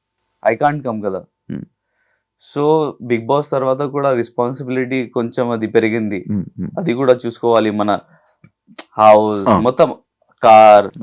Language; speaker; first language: Telugu; non-native, learner; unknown